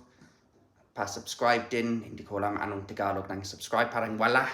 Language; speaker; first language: Filipino; non-native, learner; English